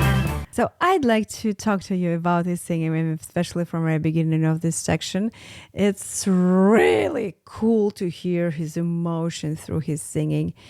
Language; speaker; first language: English; non-native, fluent; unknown